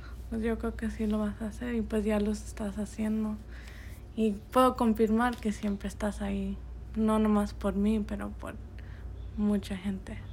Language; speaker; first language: Spanish; early bilingual, other home language; English